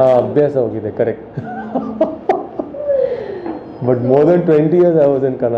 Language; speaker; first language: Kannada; non-native, fluent; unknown